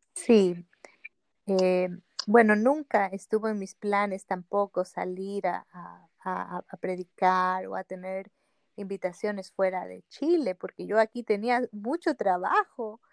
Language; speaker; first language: Spanish; native; Spanish